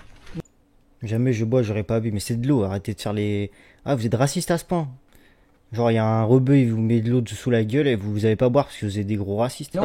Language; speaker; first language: French; native; French